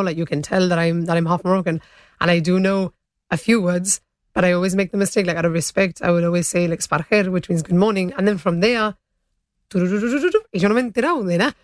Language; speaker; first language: English; early bilingual, other home language; Spanish